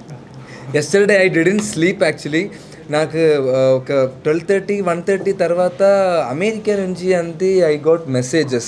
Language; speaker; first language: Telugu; non-native, learner; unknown